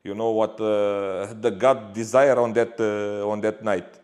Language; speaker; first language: English; non-native, learner; Bulgarian